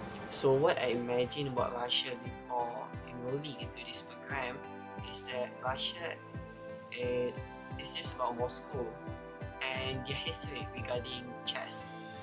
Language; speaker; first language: English; non-native, local second language; Malay